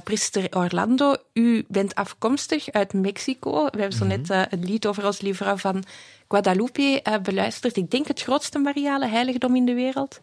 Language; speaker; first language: Dutch; native; Dutch